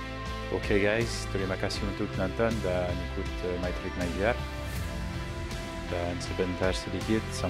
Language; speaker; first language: Indonesian; non-native, fluent; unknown